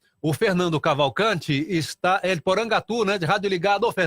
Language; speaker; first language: Portuguese; native; Portuguese